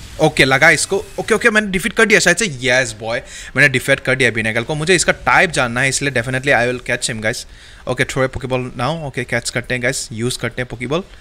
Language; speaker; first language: Hindi; native; Hindi